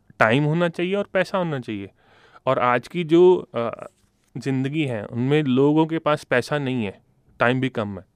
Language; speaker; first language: Hindi; non-native, local second language; Punjabi